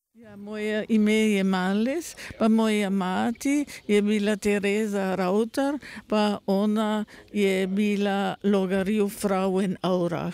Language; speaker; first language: Slovenian; early bilingual, heritage; Slovenian